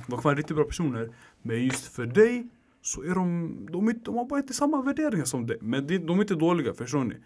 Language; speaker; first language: Swedish; native; Swedish